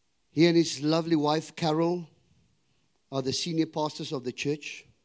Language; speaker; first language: English; non-native, local second language; Afrikaans